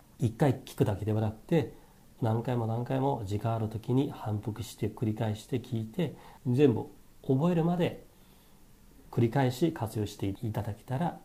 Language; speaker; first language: Japanese; non-native, fluent; Chinese